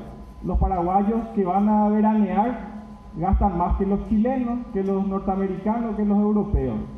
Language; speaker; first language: Spanish; native; Spanish